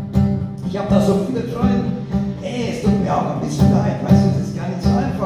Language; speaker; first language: German; non-native, fluent; Italian